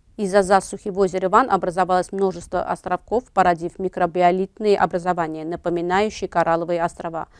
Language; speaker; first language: Russian; non-native, local second language; Armenian